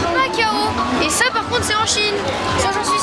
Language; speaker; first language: French; native; French